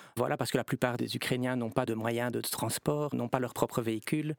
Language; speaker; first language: French; native; French